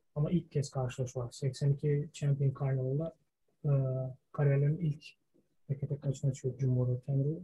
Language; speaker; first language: Turkish; early bilingual, heritage; Turkish